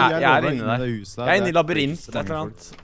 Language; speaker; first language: Norwegian; native; Norwegian